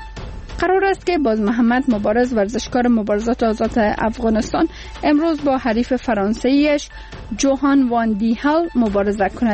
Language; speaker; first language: Persian; native; Persian